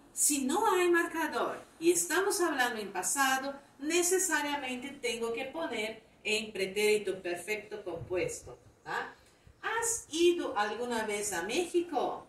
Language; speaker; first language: Spanish; non-native, fluent; Portuguese